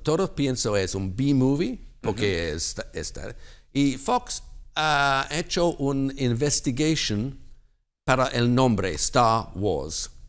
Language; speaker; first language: Spanish; non-native, learner; English